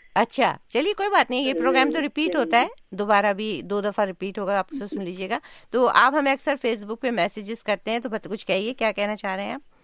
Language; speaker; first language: Urdu; native; Urdu